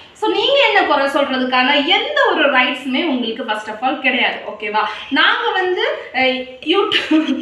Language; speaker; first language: Tamil; non-native, local second language; Malayalam